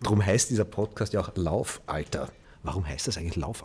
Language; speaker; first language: German; native; German